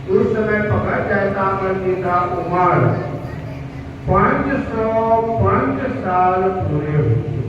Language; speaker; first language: Hindi; non-native, local second language; Punjabi